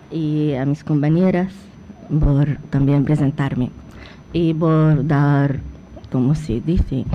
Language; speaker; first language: Spanish; non-native, fluent; Arabic